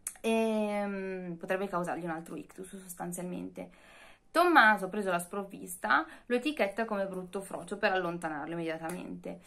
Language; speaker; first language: Italian; native; Italian